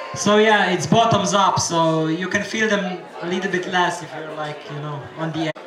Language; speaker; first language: English; non-native, fluent; Slovenian